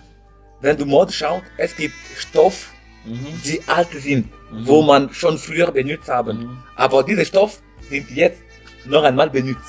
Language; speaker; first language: German; non-native, learner; French